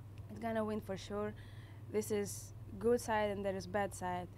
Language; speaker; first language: English; non-native, fluent; Russian